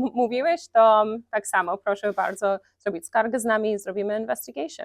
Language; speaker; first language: Polish; early bilingual, heritage; Polish